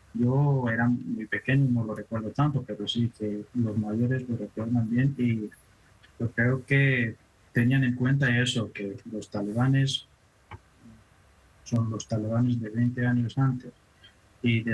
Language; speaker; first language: Spanish; non-native, fluent; Persian